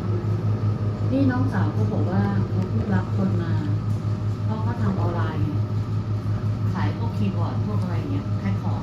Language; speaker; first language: Thai; native; Thai